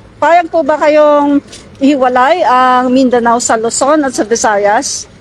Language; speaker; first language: Filipino; native; Filipino